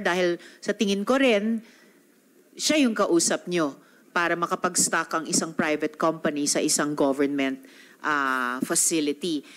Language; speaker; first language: Filipino; native; Filipino